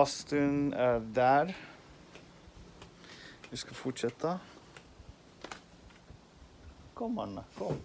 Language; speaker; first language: Swedish; non-native, learner; Finnish